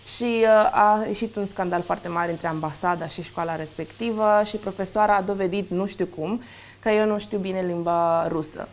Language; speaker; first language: Romanian; non-native, fluent; Spanish